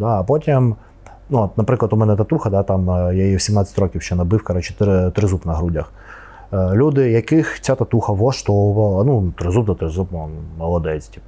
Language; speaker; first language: Ukrainian; non-native, local second language; Russian